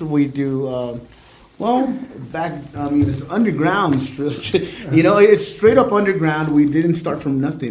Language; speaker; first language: English; early bilingual, other home language; Spanish